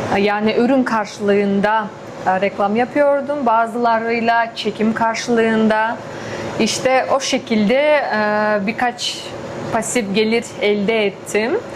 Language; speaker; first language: Turkish; non-native, fluent; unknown